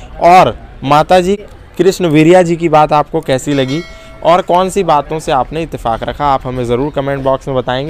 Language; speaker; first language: Hindi; native; Hindi